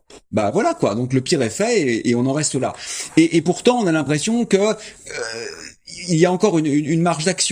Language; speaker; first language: French; native; French